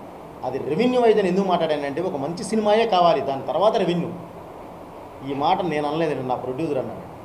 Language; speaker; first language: Telugu; native; Telugu